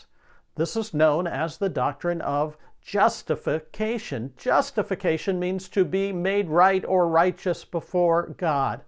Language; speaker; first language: English; native; English